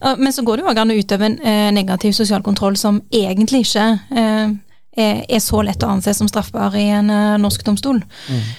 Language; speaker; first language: Norwegian; early bilingual, other home language; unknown